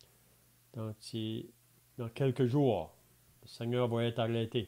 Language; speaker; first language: French; native; French